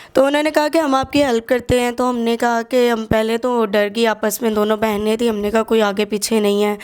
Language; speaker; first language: Urdu; native; Urdu